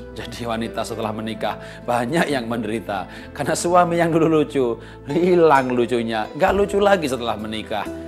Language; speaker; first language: Indonesian; native; Indonesian